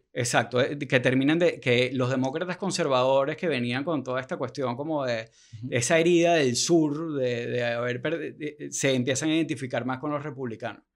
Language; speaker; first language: Spanish; native; Spanish